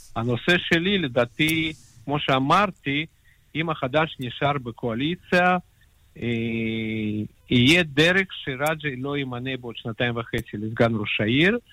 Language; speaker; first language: Hebrew; non-native, fluent; Russian